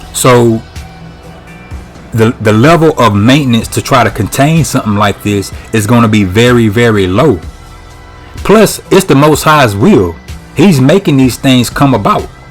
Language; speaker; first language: English; native; English